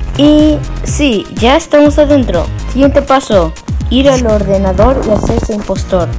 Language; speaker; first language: Spanish; native; Spanish